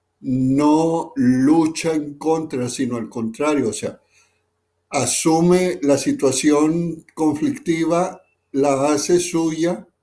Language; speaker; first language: Spanish; native; Spanish